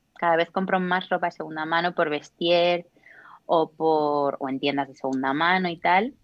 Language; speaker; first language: Spanish; native; Spanish